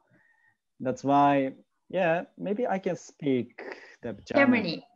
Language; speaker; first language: English; non-native, learner; Japanese